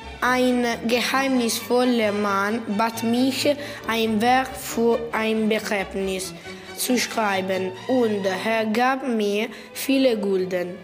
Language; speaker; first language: German; non-native, learner; Italian